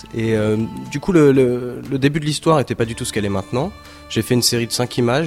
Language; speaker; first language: French; native; French